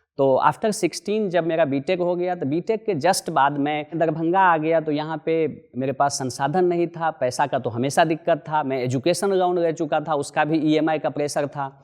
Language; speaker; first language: Hindi; non-native, local second language; Maithili